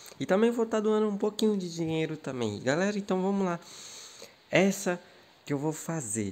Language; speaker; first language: Portuguese; native; Portuguese